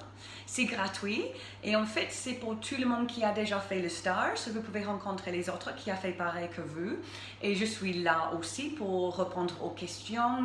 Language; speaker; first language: French; non-native, fluent; English